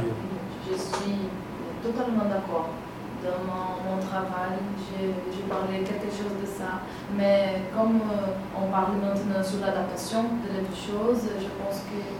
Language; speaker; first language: French; non-native, fluent; Portuguese